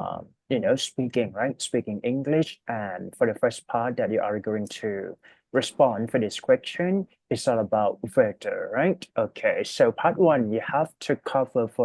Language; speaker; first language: English; non-native, fluent; Thai